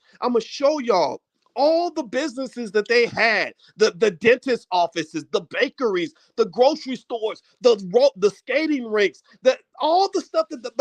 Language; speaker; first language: English; native; English